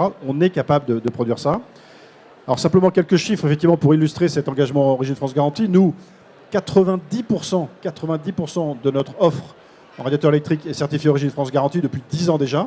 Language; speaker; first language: French; native; French